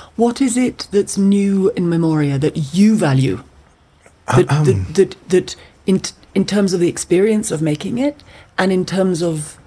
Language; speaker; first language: English; native; English